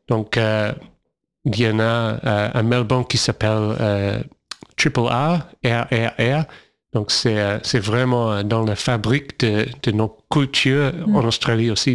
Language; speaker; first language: French; non-native, fluent; English